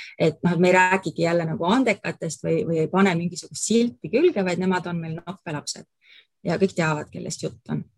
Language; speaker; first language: Estonian; native; Estonian